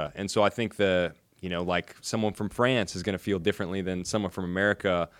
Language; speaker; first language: English; native; English